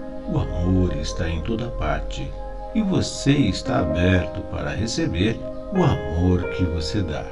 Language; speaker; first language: Portuguese; native; Portuguese